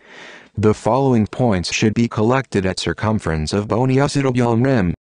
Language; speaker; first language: English; non-native, fluent; Greek